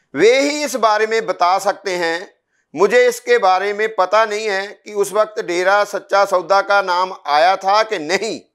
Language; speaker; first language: Hindi; non-native, local second language; Punjabi